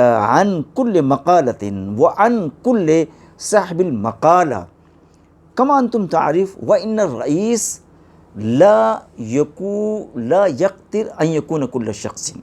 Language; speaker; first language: Arabic; non-native, fluent; Urdu